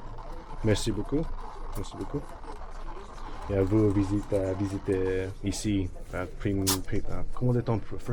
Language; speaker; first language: French; non-native, learner; English